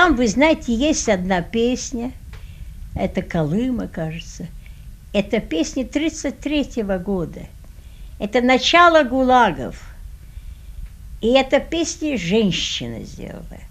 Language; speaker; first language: Russian; early bilingual, heritage; Russian